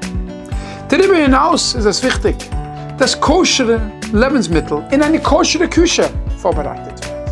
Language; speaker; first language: German; non-native, fluent; English